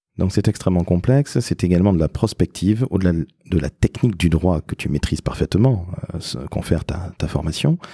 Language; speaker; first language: French; native; French